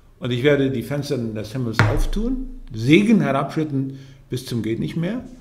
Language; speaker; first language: German; early bilingual, heritage; German